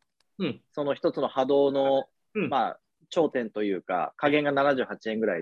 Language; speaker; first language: Japanese; native; Japanese